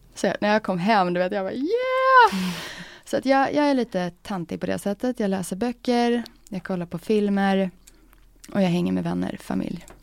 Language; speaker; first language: Swedish; early bilingual, other home language; English